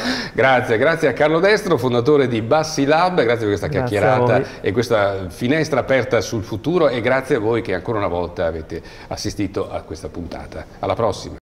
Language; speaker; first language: Italian; native; Italian